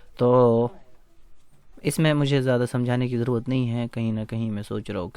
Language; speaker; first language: Urdu; native; Urdu